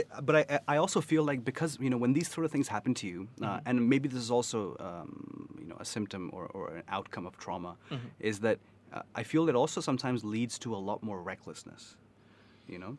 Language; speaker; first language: English; early bilingual, other home language; Urdu